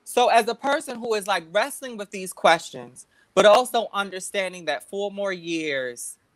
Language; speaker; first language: English; native; English